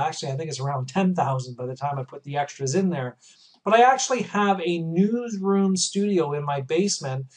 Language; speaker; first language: English; native; English